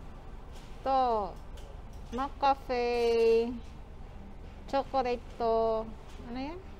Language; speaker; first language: Japanese; non-native, learner; Filipino